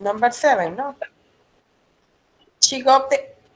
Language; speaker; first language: English; non-native, learner; Spanish